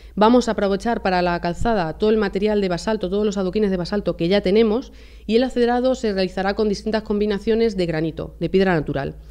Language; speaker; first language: Spanish; native; Spanish